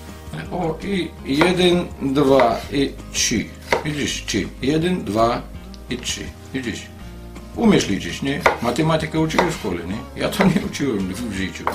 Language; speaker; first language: Polish; non-native, fluent; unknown